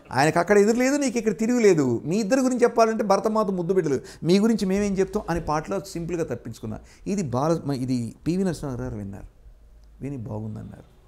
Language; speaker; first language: Telugu; native; Telugu